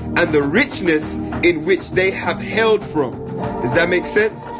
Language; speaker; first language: English; native; English